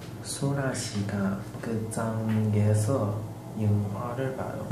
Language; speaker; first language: Korean; non-native, learner; Chinese